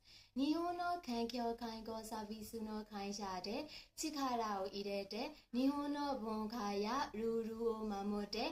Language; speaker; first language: Japanese; non-native, learner; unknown